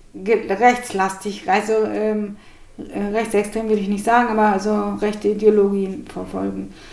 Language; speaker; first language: German; early bilingual, other home language; Turkish